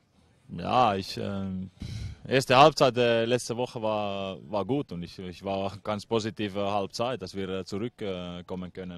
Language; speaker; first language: German; non-native, fluent; Finnish